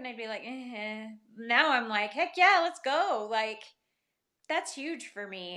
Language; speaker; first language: English; native; English